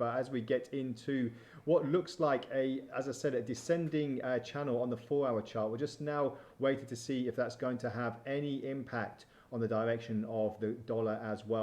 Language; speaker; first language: English; native; English